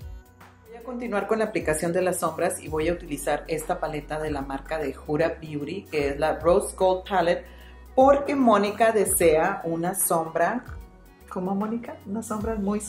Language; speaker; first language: Spanish; native; Spanish